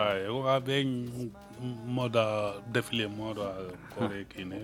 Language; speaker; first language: Basque; non-native, learner; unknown